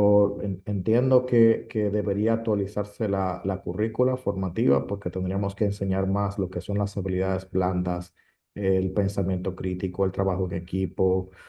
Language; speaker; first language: Spanish; native; Spanish